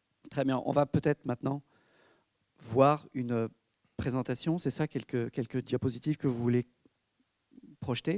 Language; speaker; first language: French; native; French